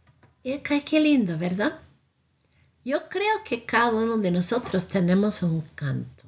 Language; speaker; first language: Spanish; non-native, fluent; English